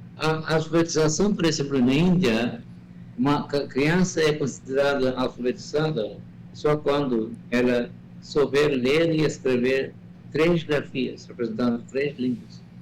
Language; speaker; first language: Portuguese; non-native, fluent; Malayalam